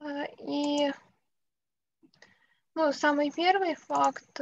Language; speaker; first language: Russian; native; Russian